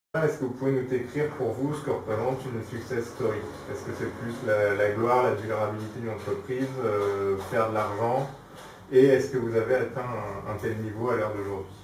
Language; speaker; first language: French; native; French